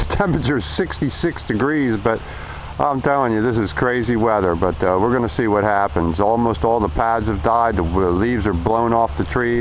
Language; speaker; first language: English; native; English